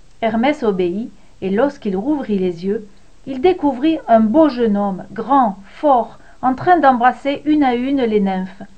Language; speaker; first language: French; native; French